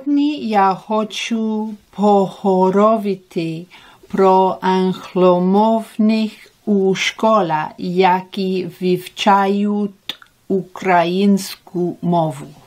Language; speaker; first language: Ukrainian; non-native, learner; English